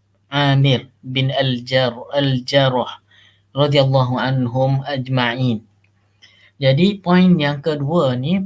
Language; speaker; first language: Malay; native; Malay